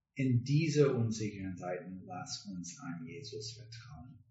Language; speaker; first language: German; non-native, learner; English